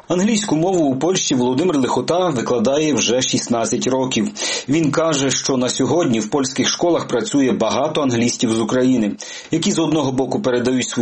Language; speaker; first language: Ukrainian; native; Ukrainian